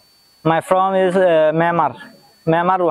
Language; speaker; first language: English; non-native, learner; Rohingya